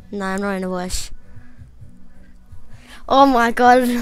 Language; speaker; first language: English; native; English